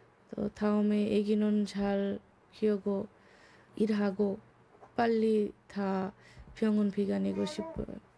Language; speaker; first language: Korean; non-native, learner; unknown